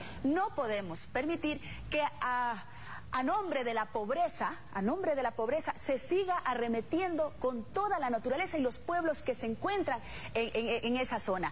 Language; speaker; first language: Spanish; native; Spanish